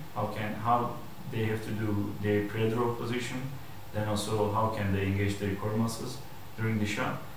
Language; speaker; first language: English; non-native, fluent; Turkish